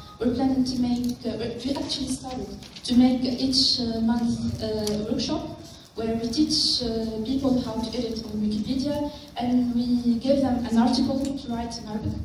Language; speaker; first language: English; non-native, local second language; Arabic